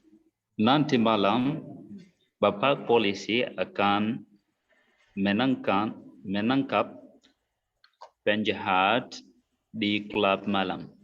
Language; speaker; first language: Indonesian; non-native, learner; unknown